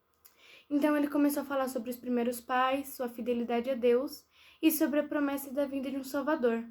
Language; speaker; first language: Portuguese; native; Portuguese